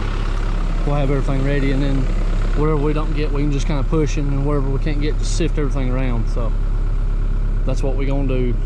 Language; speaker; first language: English; native; English